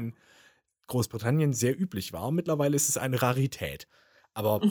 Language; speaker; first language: German; native; German